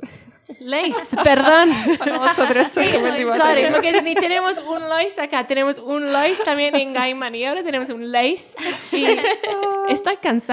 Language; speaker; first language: Spanish; non-native, fluent; Welsh